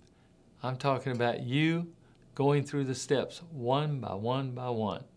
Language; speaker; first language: English; native; English